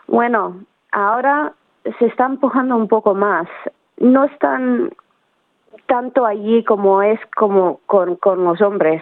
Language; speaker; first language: Spanish; early bilingual, heritage; Spanish